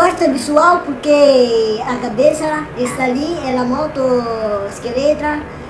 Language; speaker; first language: Portuguese; non-native, learner; Italian